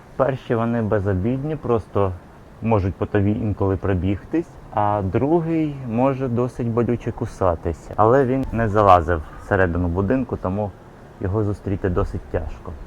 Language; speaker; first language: Ukrainian; native; Ukrainian